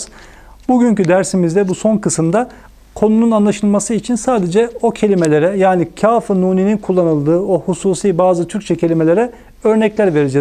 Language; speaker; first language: Turkish; native; Turkish